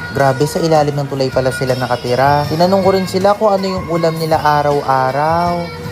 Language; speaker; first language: Filipino; native; Filipino